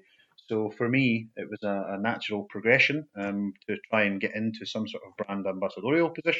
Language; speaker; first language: English; native; English